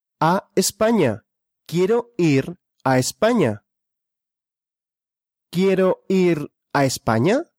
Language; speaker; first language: Spanish; non-native, fluent; Russian